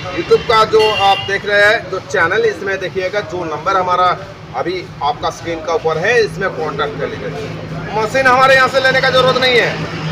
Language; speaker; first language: Hindi; non-native, local second language; Bangla